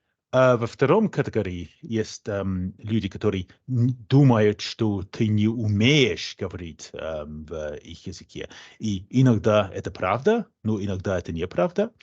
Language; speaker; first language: Russian; non-native, fluent; English